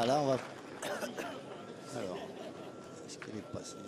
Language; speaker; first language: French; native; French